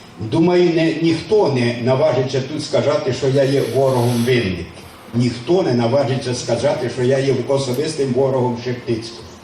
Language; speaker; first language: Ukrainian; native; Ukrainian